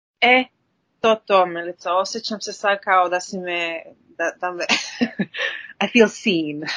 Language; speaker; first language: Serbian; early bilingual, heritage; Serbian